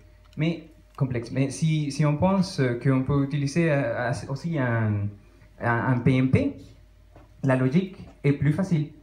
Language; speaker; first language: French; non-native, fluent; Spanish